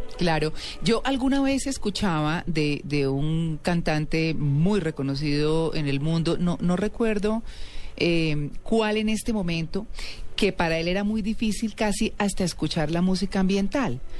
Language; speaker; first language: Spanish; native; Spanish